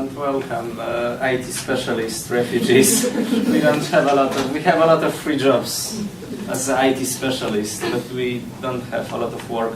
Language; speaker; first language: English; non-native, learner; Polish